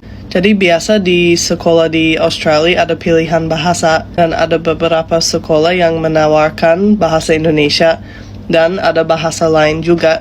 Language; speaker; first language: Indonesian; non-native, fluent; English